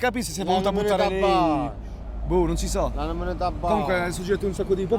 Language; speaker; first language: Italian; native; Italian